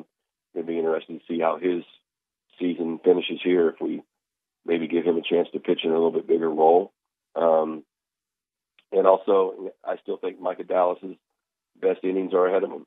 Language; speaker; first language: English; native; English